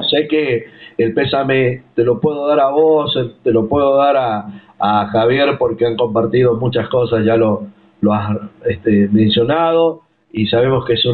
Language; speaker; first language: Spanish; native; Spanish